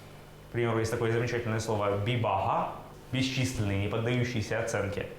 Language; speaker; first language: Russian; native; Russian